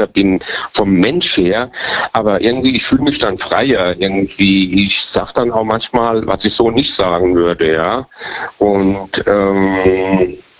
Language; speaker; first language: German; native; German